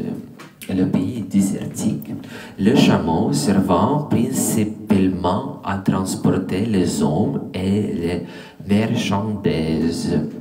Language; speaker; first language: French; non-native, learner; English